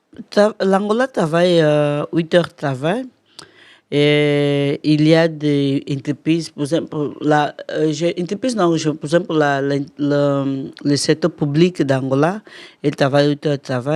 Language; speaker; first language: French; non-native, learner; Portuguese